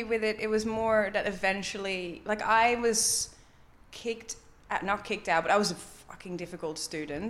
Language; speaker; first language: English; non-native, fluent; Dutch